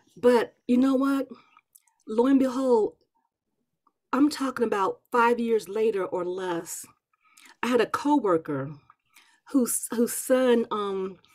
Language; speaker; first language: English; native; English